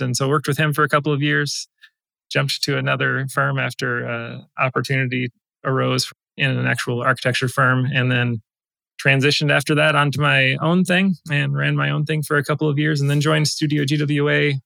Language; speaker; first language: English; native; English